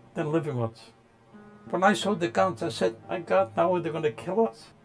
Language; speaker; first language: English; non-native, fluent; Polish